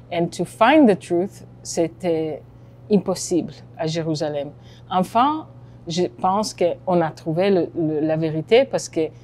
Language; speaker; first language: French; non-native, fluent; Hebrew